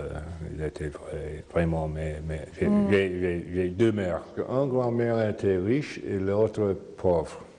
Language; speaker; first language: French; non-native, fluent; English